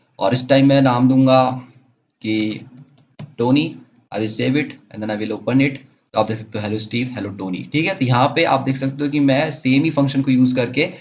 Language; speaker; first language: Hindi; native; Hindi